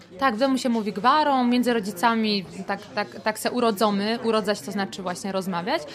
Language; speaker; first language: Polish; native; Polish